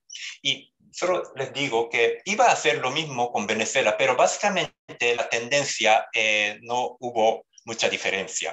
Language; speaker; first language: Spanish; non-native, fluent; Japanese